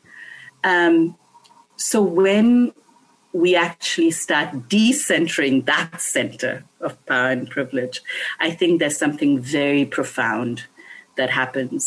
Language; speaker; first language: English; non-native, local second language; Bangla